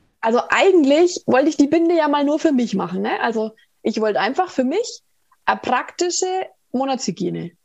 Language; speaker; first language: German; native; German